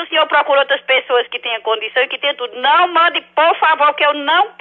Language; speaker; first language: Portuguese; native; Portuguese